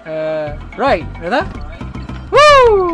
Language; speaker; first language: Spanish; non-native, fluent; English